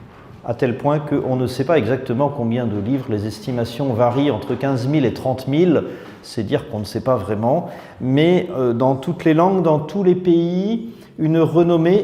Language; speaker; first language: French; native; French